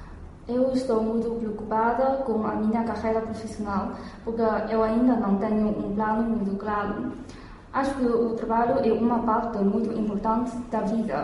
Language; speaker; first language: Portuguese; non-native, fluent; Chinese